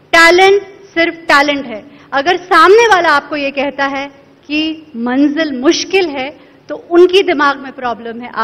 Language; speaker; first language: Hindi; native; Hindi